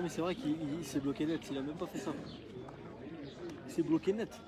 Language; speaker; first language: French; native; French